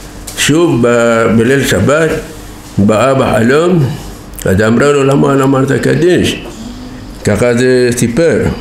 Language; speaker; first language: Hebrew; non-native, fluent; Persian